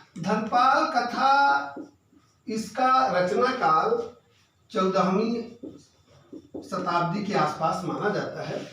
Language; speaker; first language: Hindi; native; Hindi